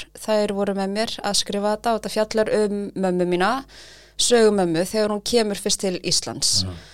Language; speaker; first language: Icelandic; early bilingual, other home language; Thai